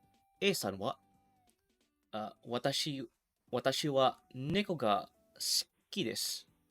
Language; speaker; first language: Japanese; non-native, learner; English